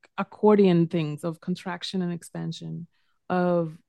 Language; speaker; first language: English; early bilingual, other home language; Spanish